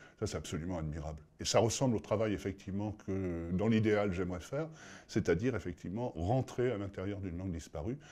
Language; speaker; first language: French; native; French